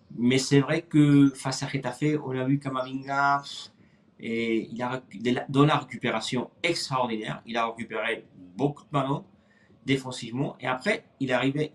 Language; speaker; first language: French; non-native, fluent; Spanish